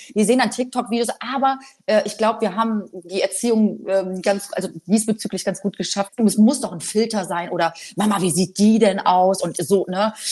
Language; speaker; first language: German; early bilingual, other home language; Polish